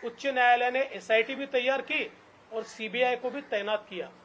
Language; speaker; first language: Hindi; non-native, local second language; Marathi